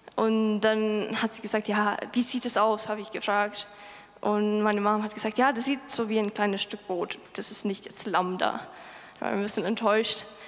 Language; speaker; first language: German; non-native, fluent; Lithuanian